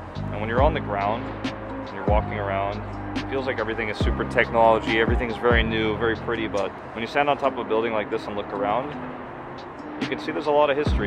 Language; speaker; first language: English; native; English